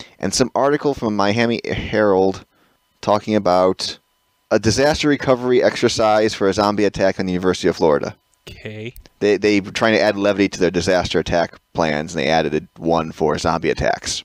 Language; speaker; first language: English; native; English